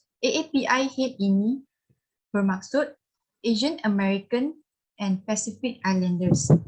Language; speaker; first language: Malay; non-native, local second language; Chinese